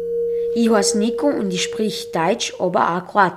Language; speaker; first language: German; early bilingual, other home language; Croatian